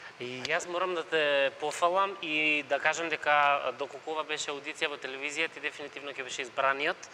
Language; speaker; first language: Macedonian; native; Macedonian